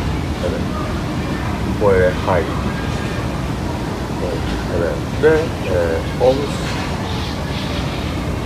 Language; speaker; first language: Turkish; non-native, learner; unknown